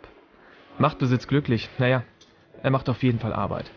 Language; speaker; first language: German; native; German